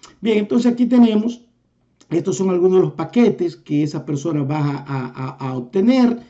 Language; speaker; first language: Spanish; native; Spanish